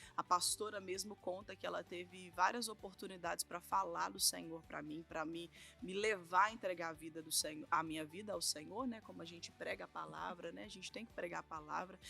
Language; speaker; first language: Portuguese; native; Portuguese